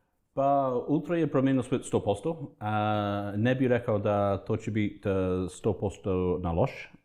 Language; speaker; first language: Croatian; non-native, fluent; English